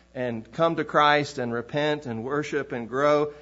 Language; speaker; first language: English; native; English